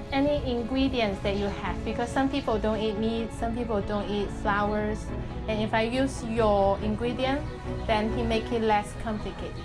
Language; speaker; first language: English; non-native, fluent; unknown